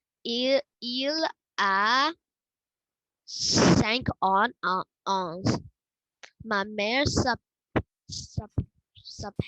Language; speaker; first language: French; non-native, learner; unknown